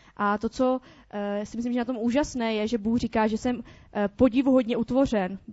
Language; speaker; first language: Czech; native; Czech